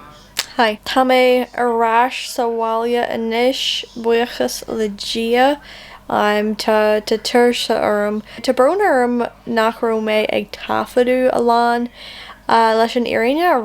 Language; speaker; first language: Irish; non-native, local second language; English